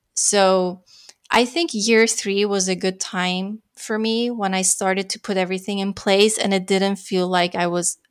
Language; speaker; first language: English; non-native, fluent; Dutch